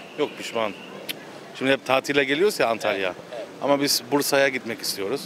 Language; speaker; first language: Turkish; early bilingual, heritage; Turkish